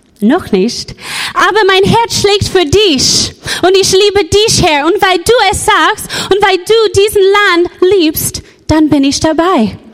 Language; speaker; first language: German; non-native, fluent; English